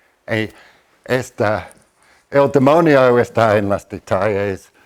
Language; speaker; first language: Spanish; non-native, fluent; English